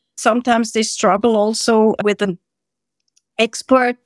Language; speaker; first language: English; non-native, fluent; German